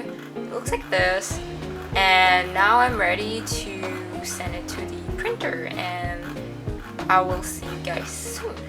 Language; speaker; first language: English; non-native, local second language; French